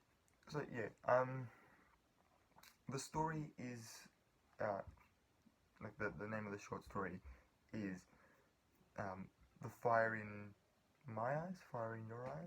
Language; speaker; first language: English; native; English